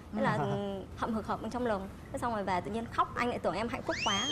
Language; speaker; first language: Vietnamese; native; Vietnamese